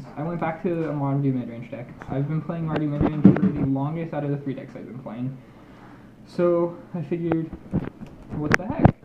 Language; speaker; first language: English; native; English